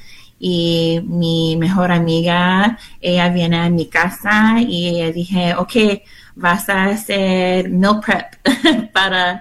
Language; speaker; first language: Spanish; non-native, learner; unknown